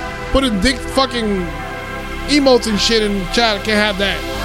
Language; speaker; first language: English; non-native, local second language; Spanish